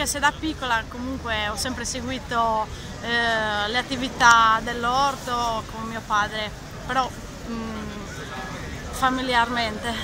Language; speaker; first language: Italian; native; Italian